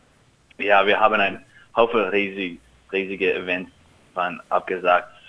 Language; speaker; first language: German; early bilingual, heritage; German